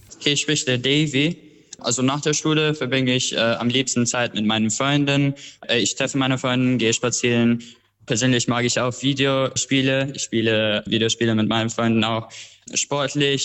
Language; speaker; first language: German; non-native, fluent; Albanian